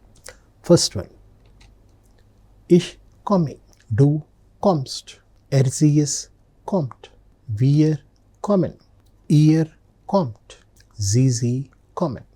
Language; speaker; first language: German; non-native, fluent; Telugu